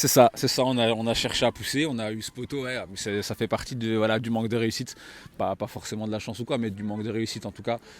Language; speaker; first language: French; native; French